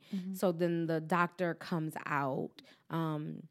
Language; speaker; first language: English; native; English